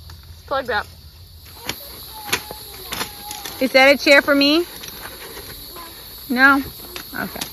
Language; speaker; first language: English; native; English